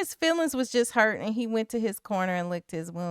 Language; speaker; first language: English; native; English